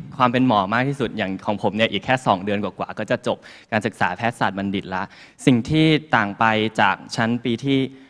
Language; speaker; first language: Thai; native; Thai